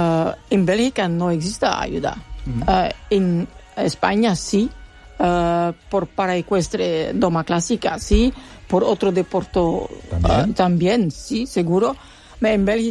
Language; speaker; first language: Spanish; non-native, learner; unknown